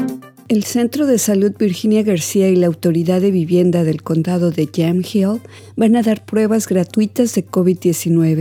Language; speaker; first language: Spanish; native; Spanish